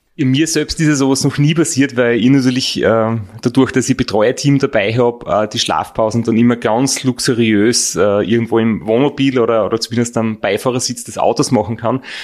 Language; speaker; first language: German; native; German